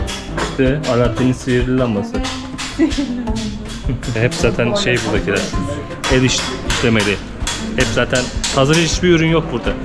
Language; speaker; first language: Turkish; native; Turkish